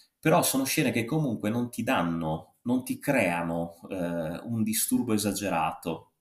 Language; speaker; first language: Italian; native; Italian